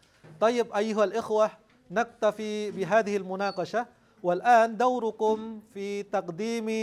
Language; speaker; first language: Arabic; non-native, fluent; Indonesian